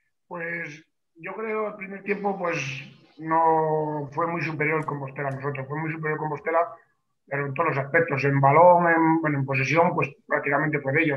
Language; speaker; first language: Spanish; native; Spanish